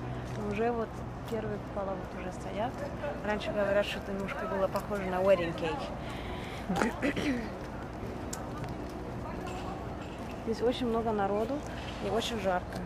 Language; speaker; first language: Russian; non-native, fluent; French